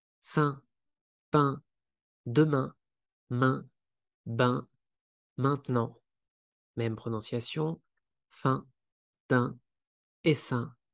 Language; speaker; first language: French; native; French